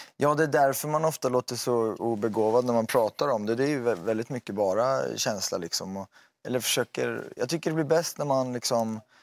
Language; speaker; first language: Swedish; native; Swedish